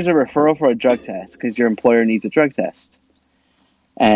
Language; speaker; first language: English; early bilingual, other home language; Spanish